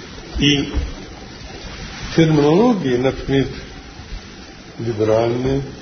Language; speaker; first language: Russian; non-native, fluent; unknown